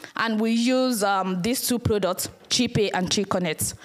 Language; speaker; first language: English; non-native, local second language; Yoruba